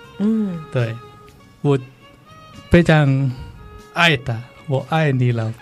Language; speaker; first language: Chinese; non-native, learner; Balinese